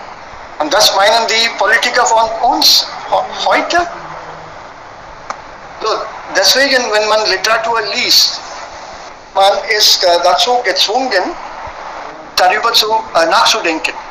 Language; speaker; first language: German; non-native, fluent; Hindi